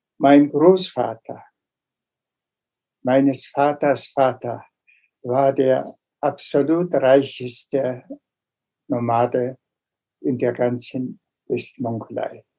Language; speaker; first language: German; non-native, fluent; Mongolian